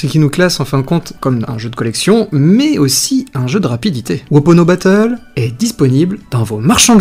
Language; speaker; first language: French; native; French